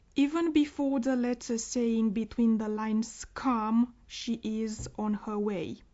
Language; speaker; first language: English; non-native, fluent; Romanian